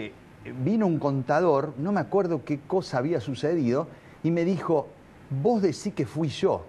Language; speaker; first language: Spanish; native; Spanish